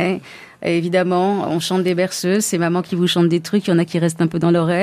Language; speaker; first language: French; native; French